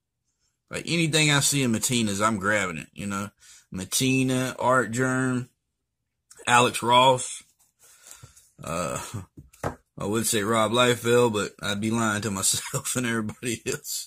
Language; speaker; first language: English; native; English